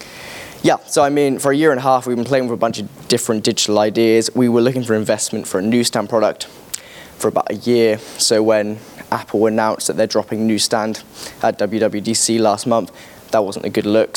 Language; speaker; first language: English; native; English